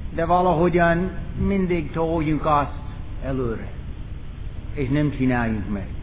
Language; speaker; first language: Hungarian; non-native, fluent; English